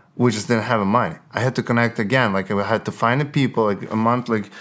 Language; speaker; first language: English; non-native, fluent; Ukrainian